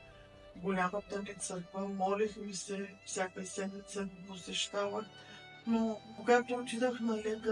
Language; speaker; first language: Bulgarian; non-native, local second language; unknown